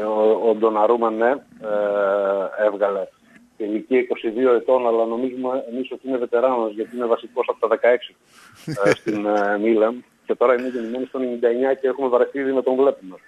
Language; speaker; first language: Greek; native; Greek